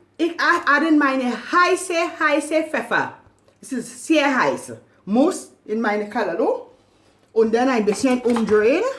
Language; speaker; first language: German; non-native, learner; English